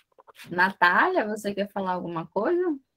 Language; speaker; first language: Portuguese; native; Portuguese